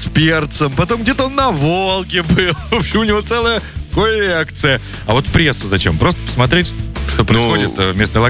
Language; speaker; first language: Russian; native; Russian